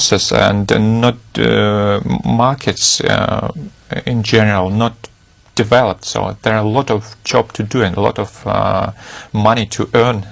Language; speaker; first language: English; non-native, fluent; Russian